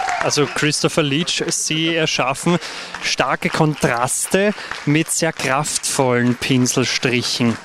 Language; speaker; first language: German; native; German